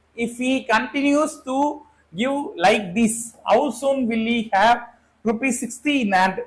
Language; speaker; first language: English; non-native, local second language; Tamil